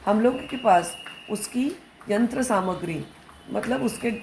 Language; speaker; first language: Hindi; non-native, local second language; Marathi